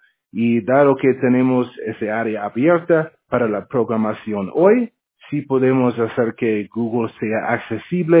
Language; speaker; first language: Spanish; non-native, learner; English